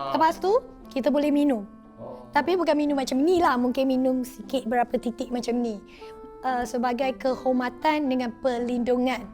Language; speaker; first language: Malay; non-native, local second language; Tamil